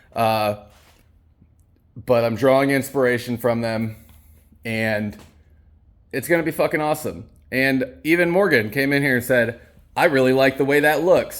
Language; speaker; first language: English; native; English